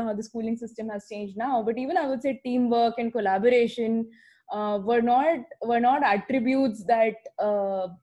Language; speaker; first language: English; non-native, local second language; Hindi